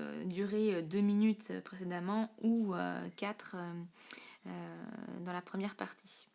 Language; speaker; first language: French; native; French